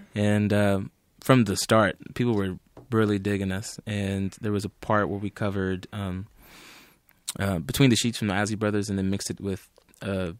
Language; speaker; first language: English; native; English